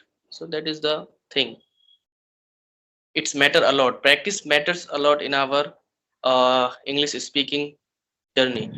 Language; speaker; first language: English; non-native, learner; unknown